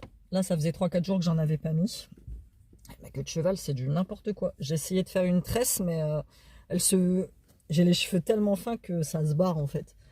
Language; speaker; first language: French; native; French